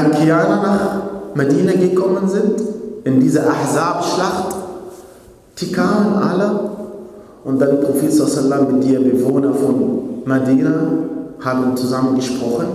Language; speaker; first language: German; non-native, fluent; Arabic